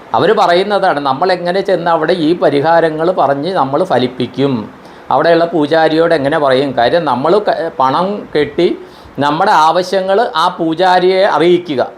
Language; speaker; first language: Malayalam; non-native, local second language; Konkani